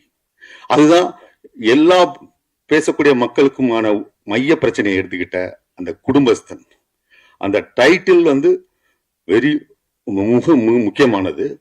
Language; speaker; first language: Tamil; native; Tamil